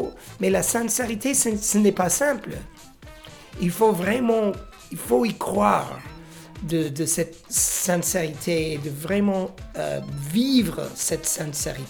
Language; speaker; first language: French; non-native, fluent; English